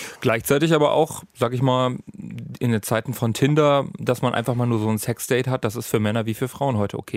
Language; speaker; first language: German; native; German